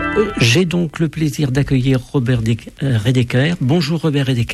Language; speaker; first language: French; native; French